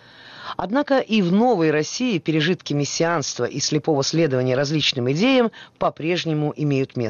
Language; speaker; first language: Russian; native; Russian